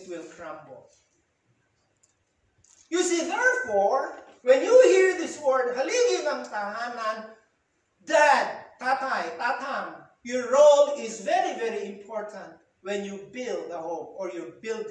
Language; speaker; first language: English; non-native, local second language; Filipino